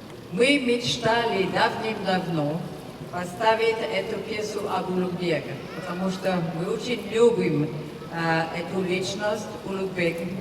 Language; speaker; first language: Russian; non-native, fluent; French